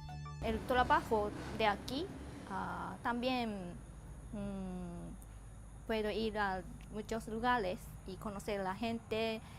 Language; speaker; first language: Spanish; non-native, learner; Japanese